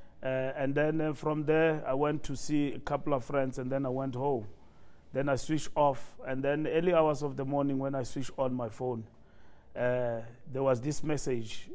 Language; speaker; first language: English; non-native, local second language; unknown